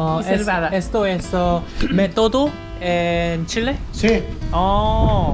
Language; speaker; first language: Spanish; non-native, learner; Korean